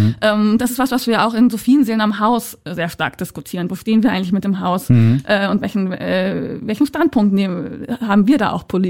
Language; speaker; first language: German; native; German